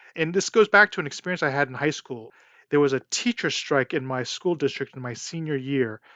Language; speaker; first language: English; early bilingual, other home language; Chinese